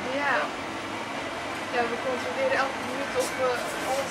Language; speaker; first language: Dutch; early bilingual, other home language; Turkish